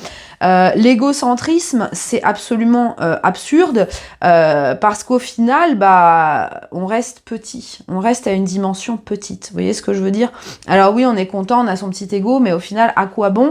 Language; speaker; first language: French; native; French